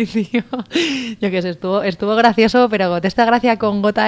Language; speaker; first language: Spanish; native; Spanish